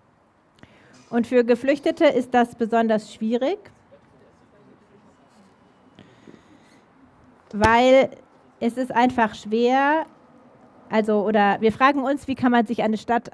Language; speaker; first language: German; native; German